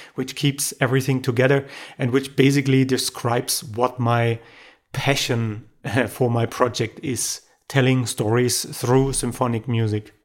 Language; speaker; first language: English; non-native, fluent; German